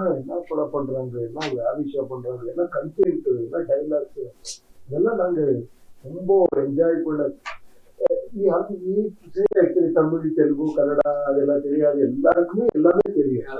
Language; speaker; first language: Tamil; non-native, learner; Kannada